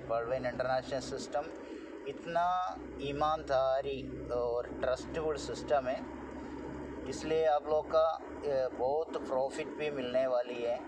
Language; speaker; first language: Hindi; non-native, local second language; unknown